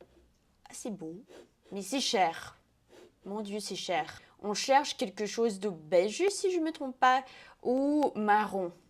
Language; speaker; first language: French; non-native, fluent; Russian